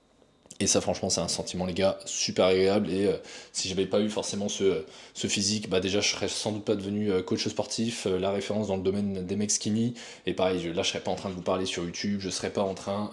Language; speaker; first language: French; native; French